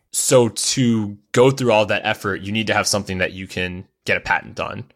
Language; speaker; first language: English; native; English